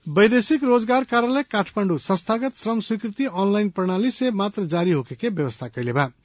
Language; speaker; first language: Bhojpuri; non-native, local second language; Nepali